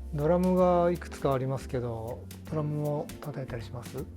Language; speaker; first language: Japanese; native; Japanese